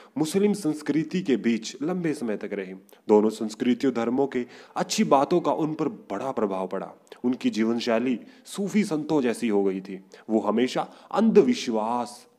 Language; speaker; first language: Hindi; non-native, local second language; Punjabi